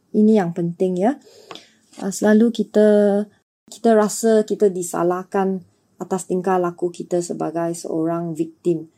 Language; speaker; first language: Malay; non-native, local second language; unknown